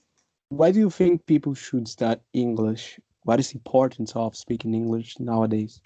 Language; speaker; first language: English; non-native, fluent; Portuguese